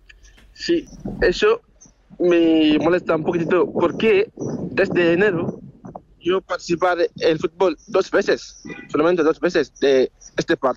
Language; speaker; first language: Spanish; non-native, learner; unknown